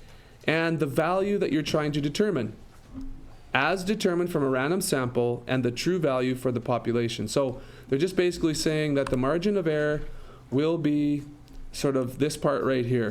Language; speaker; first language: English; native; English